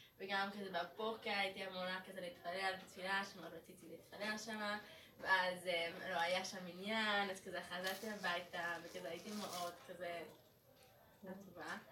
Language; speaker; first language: Hebrew; non-native, fluent; English